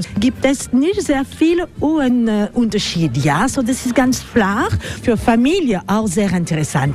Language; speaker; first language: German; non-native, learner; French